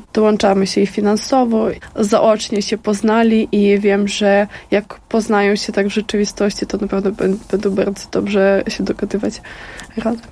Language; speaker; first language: Polish; non-native, fluent; Ukrainian